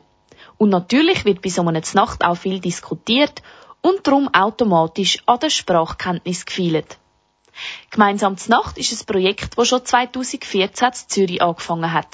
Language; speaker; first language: German; native; German